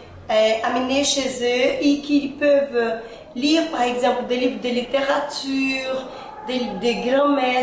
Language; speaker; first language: French; non-native, fluent; Portuguese